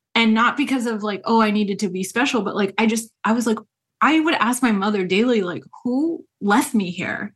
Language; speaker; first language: English; native; English